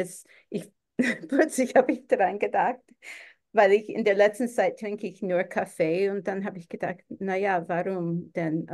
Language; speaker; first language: German; non-native, fluent; English